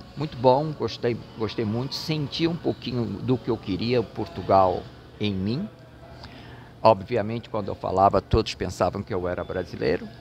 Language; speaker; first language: Portuguese; native; Portuguese